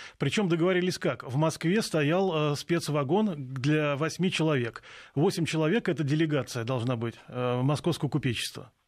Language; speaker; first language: Russian; native; Russian